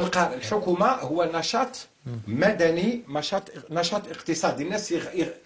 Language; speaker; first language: Arabic; native; Arabic